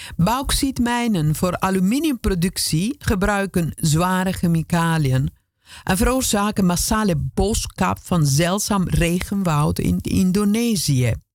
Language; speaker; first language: Dutch; non-native, fluent; Italian